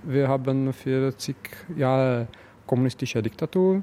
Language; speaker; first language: German; non-native, learner; Czech